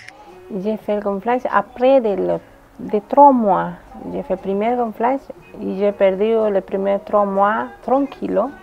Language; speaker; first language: French; non-native, learner; Spanish